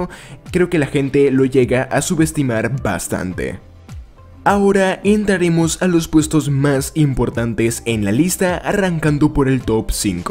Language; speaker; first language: Spanish; native; Spanish